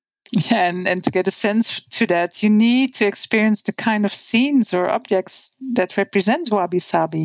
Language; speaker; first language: English; non-native, fluent; Dutch